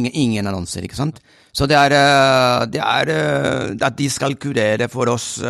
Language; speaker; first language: Norwegian; non-native, fluent; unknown